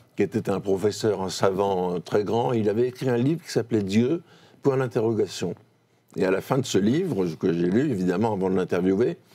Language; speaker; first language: French; native; French